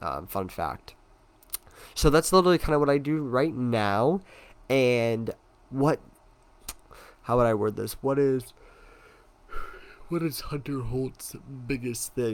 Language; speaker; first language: English; native; English